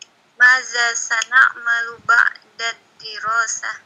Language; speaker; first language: Arabic; non-native, learner; Indonesian